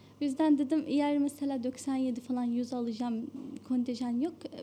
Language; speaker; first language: Turkish; non-native, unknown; Arabic